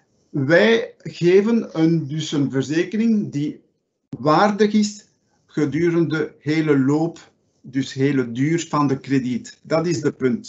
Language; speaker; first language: Dutch; non-native, local second language; French